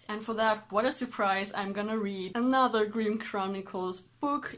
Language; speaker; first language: English; non-native, fluent; Persian